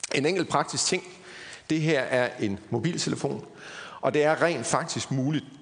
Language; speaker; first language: Danish; native; Danish